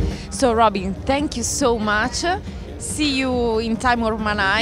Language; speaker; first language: English; non-native, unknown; Italian